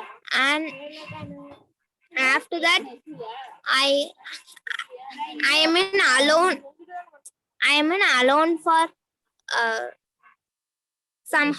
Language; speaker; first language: English; non-native, learner; Tamil